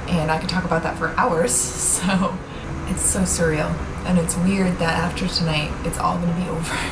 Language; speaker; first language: English; native; English